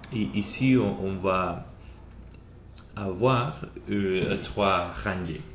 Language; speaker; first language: French; non-native, learner; Spanish